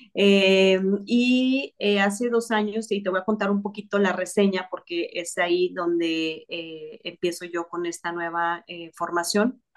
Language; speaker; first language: Spanish; native; Spanish